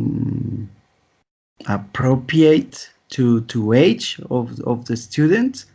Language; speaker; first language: English; non-native, learner; Spanish